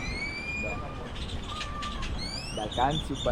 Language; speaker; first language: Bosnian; early bilingual, heritage; Serbian